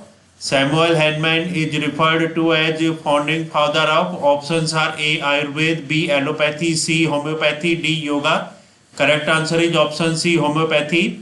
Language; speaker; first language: English; non-native, local second language; Hindi